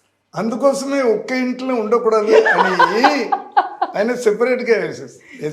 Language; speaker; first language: Telugu; non-native, learner; Tamil